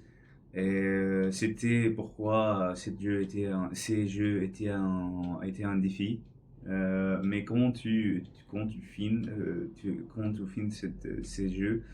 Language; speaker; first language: French; non-native, learner; English